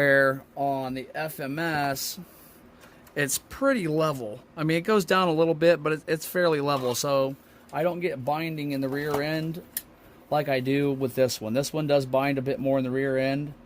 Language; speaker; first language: English; native; English